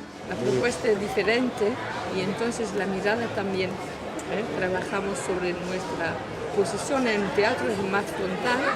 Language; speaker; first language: Spanish; non-native, learner; French